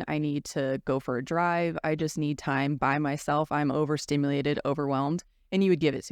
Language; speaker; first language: English; native; English